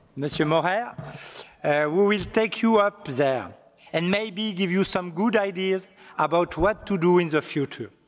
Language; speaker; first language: English; non-native, learner; French